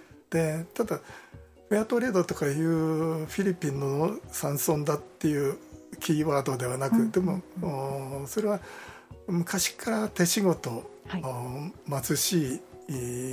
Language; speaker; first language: Japanese; native; Japanese